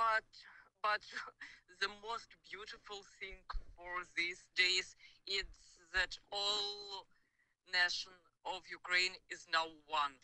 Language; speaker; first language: English; non-native, learner; Ukrainian